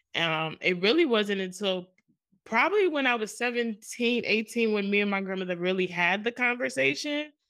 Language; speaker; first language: English; native; English